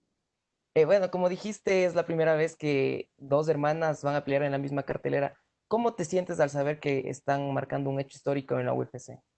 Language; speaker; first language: Spanish; native; Spanish